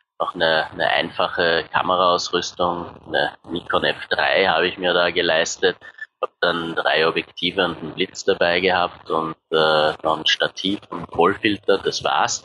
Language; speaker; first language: German; native; German